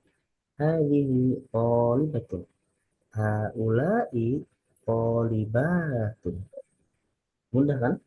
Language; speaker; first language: Arabic; non-native, fluent; Indonesian